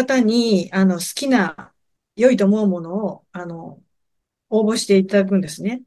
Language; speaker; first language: Japanese; native; Japanese